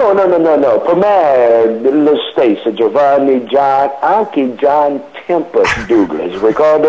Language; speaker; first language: Italian; non-native, learner; English